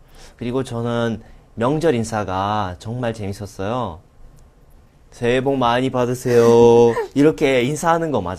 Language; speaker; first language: Korean; non-native, fluent; Russian